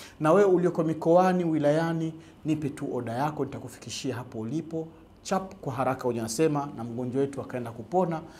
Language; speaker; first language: Swahili; native; Swahili